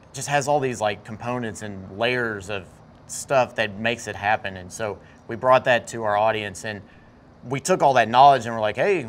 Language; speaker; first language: English; native; English